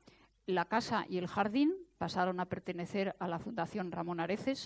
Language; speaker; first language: Spanish; native; Spanish